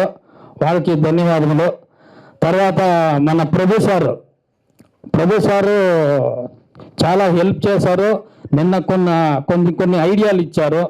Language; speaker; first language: Telugu; non-native, local second language; Kannada